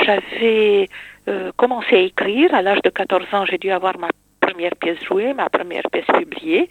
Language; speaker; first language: French; non-native, fluent; Romanian